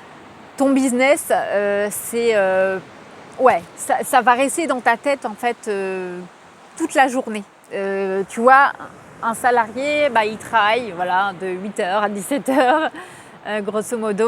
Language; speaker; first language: French; native; French